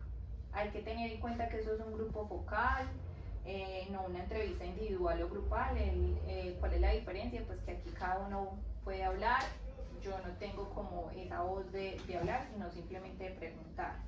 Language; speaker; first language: Spanish; native; Spanish